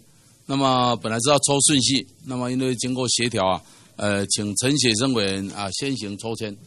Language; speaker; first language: Chinese; native; Chinese